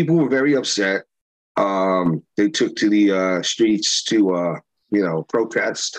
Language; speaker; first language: English; native; English